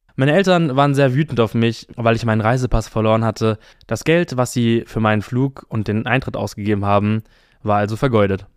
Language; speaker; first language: German; native; German